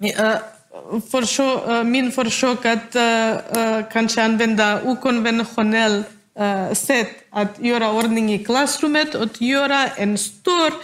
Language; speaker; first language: Swedish; non-native, learner; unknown